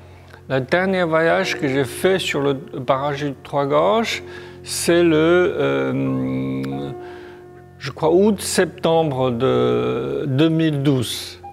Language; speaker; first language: French; non-native, learner; Chinese